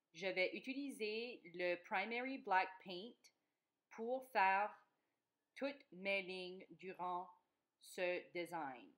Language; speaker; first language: French; native; French